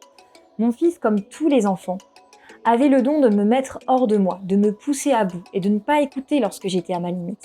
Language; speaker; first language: French; native; French